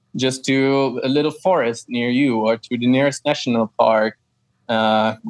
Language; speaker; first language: English; non-native, fluent; German